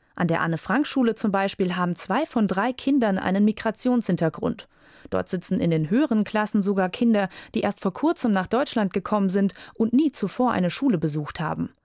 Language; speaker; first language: German; native; German